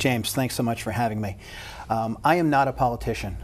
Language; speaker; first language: English; native; English